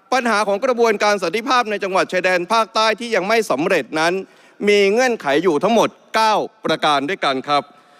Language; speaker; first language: Thai; native; Thai